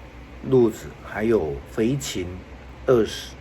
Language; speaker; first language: Chinese; native; Chinese